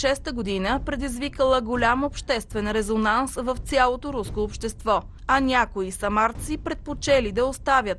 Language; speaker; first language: Bulgarian; native; Bulgarian